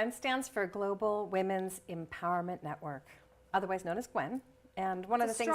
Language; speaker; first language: English; native; English